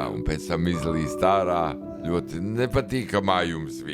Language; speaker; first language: Latvian; native; Latvian